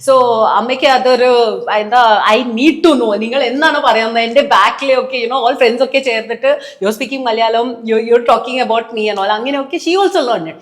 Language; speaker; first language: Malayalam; non-native, local second language; Telugu